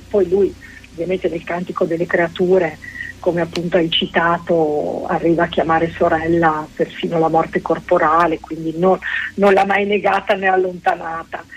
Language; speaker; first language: Italian; native; Italian